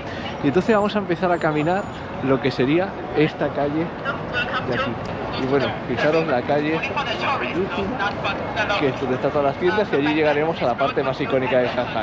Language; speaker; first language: Spanish; native; Spanish